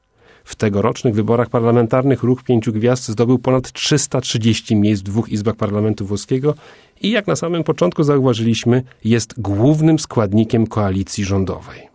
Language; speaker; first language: Polish; native; Polish